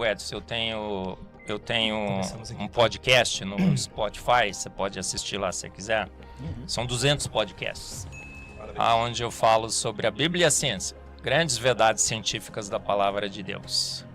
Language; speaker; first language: Portuguese; native; Portuguese